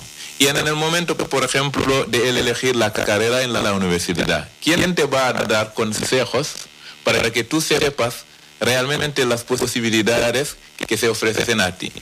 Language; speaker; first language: Spanish; non-native, fluent; Wolof